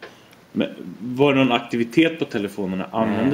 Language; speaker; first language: Swedish; native; Swedish